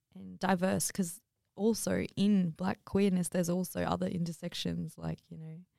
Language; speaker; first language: English; native; English